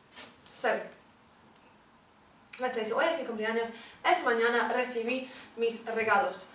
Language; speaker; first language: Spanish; non-native, fluent; English